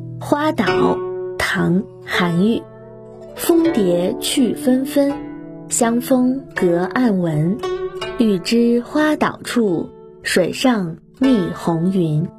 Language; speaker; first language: Chinese; native; Chinese